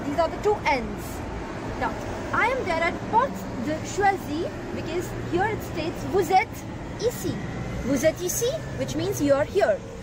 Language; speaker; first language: English; non-native, local second language; Hindi